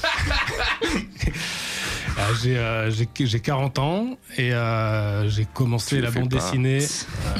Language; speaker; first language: French; native; French